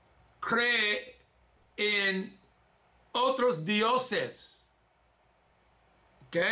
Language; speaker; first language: Spanish; early bilingual, heritage; English